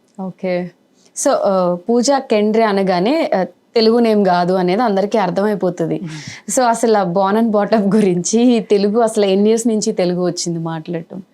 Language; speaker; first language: Telugu; native; Telugu